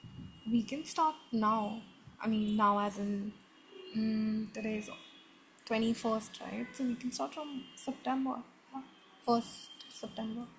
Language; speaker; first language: English; non-native, local second language; Hindi